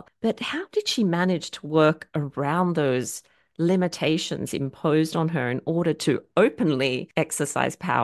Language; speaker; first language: English; native; English